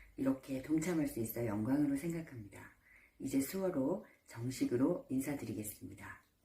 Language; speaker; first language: Korean; native; Korean